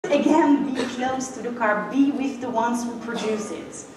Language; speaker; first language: English; non-native, fluent; Dutch